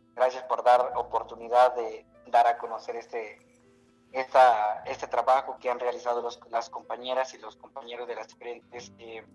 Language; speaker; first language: Spanish; non-native, local second language; Nahuatl languages